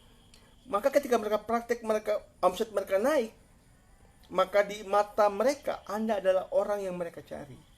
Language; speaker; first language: Indonesian; native; Indonesian